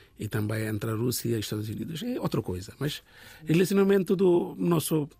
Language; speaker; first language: Portuguese; non-native, learner; Bangla